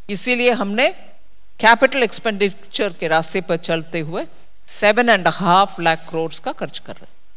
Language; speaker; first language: Hindi; non-native, local second language; Tamil